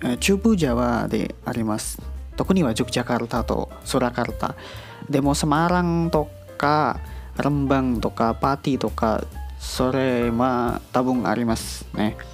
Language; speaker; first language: Japanese; non-native, learner; Indonesian